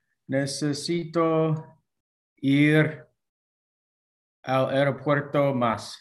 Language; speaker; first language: Spanish; non-native, learner; English